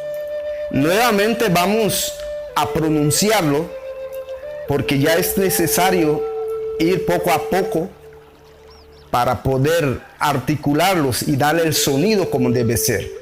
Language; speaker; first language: Spanish; non-native, local second language; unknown